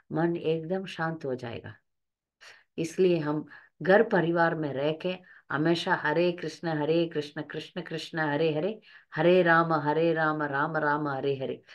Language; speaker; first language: Hindi; non-native, local second language; Tamil